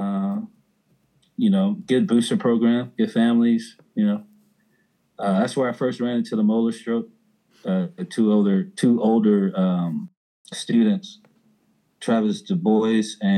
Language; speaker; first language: English; early bilingual, other home language; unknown